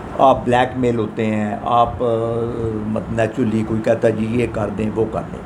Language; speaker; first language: Urdu; non-native, local second language; Punjabi